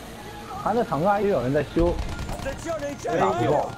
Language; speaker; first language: Chinese; native; Chinese